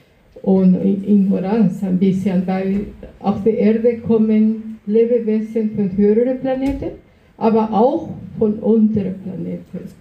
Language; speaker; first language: German; non-native, learner; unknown